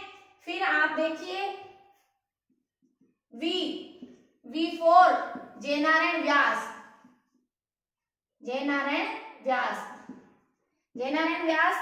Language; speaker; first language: Hindi; native; Hindi